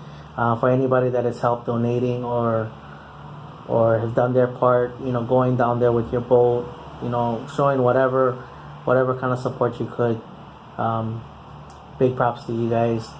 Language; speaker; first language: English; native; English